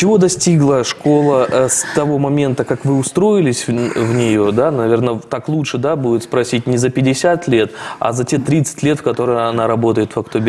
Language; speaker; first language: Russian; native; Russian